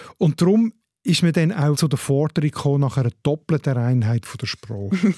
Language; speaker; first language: German; native; German